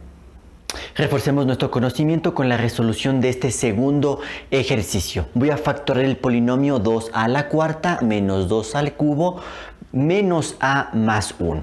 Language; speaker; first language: Spanish; native; Spanish